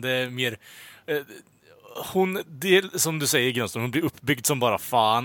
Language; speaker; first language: Swedish; native; Swedish